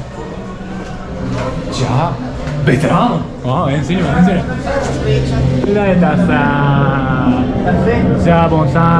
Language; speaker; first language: Spanish; non-native, learner; Japanese